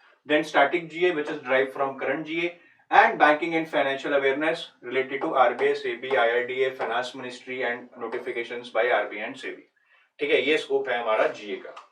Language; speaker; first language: English; non-native, local second language; Hindi